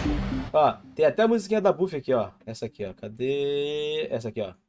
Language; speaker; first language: Portuguese; native; Portuguese